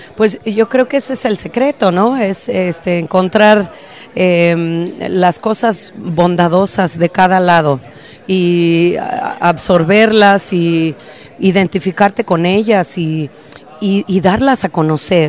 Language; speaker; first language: Spanish; native; Spanish